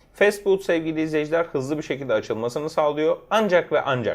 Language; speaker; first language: Turkish; native; Turkish